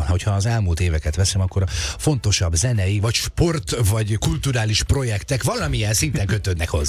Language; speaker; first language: Hungarian; native; Hungarian